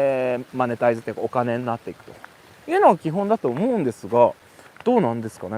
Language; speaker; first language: Japanese; native; Japanese